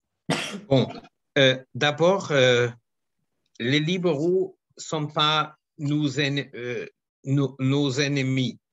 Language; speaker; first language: French; non-native, fluent; German